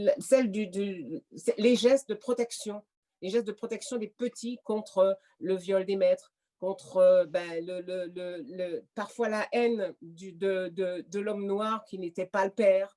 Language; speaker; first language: French; native; French